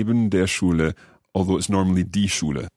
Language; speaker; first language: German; non-native, learner; English